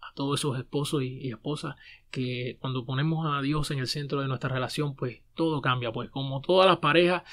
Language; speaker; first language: Spanish; native; Spanish